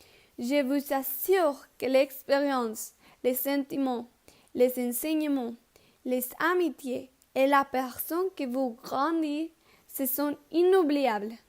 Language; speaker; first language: French; non-native, learner; Spanish